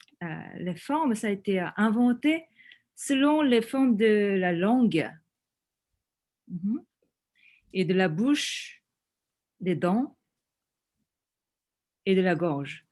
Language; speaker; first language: French; non-native, fluent; Korean